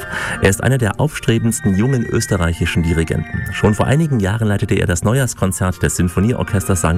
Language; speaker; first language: German; native; German